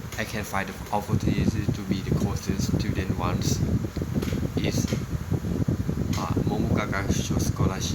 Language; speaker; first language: English; non-native, learner; Thai